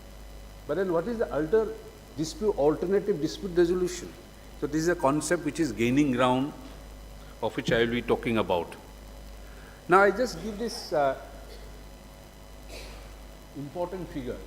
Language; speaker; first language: English; non-native, local second language; Manipuri